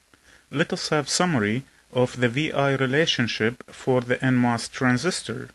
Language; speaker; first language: English; non-native, fluent; Arabic